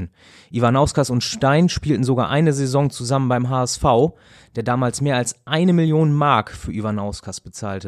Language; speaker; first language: German; native; German